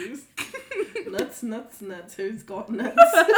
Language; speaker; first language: English; native; English